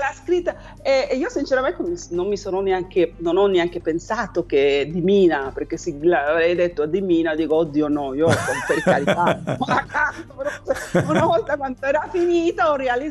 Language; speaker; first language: Italian; non-native, fluent; Spanish